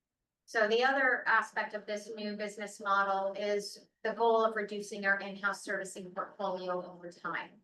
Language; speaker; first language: English; native; English